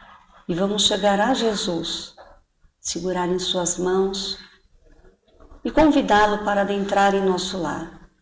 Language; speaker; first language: Portuguese; native; Portuguese